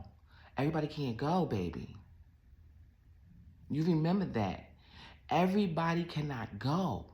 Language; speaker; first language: English; native; English